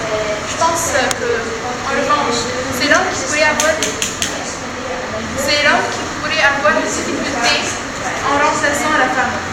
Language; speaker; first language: French; non-native, fluent; Arabic